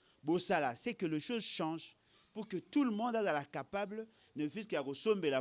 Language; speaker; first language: French; non-native, local second language; Lingala